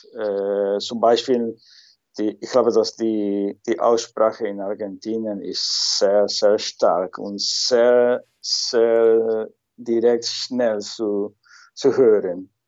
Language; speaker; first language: German; non-native, fluent; Spanish